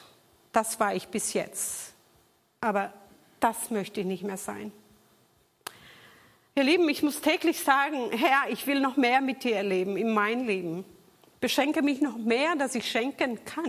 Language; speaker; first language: German; non-native, fluent; Portuguese